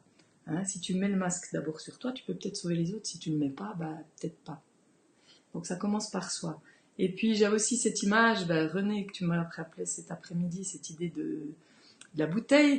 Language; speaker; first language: French; native; French